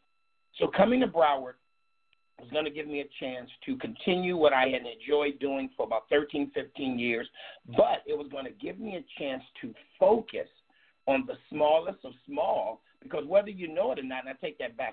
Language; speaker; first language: English; native; English